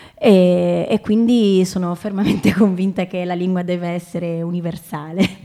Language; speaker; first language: Italian; native; Italian